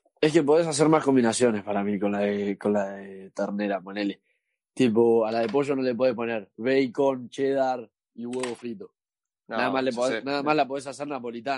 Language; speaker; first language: Spanish; native; Spanish